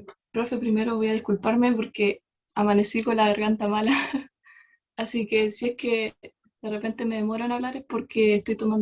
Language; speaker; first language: Spanish; native; Spanish